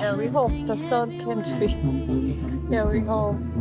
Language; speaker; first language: English; non-native, learner; Korean